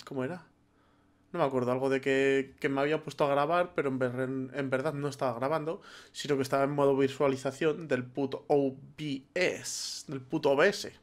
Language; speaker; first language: Spanish; native; Spanish